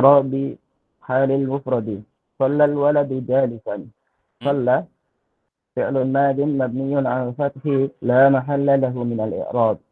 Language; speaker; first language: Arabic; non-native, learner; Indonesian